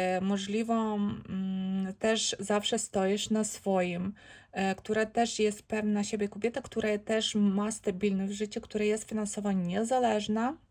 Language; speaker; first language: Polish; non-native, learner; Ukrainian